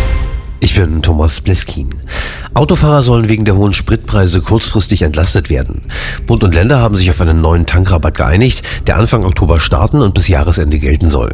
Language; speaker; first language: German; native; German